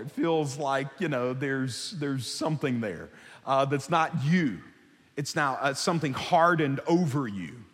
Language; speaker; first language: English; native; English